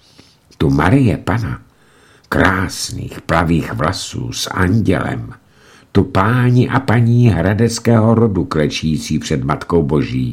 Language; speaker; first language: Czech; native; Czech